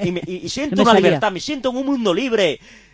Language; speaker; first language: Spanish; native; Spanish